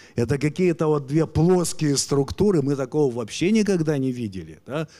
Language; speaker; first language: Russian; native; Russian